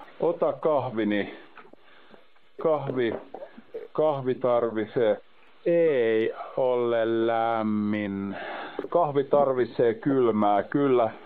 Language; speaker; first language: Finnish; non-native, learner; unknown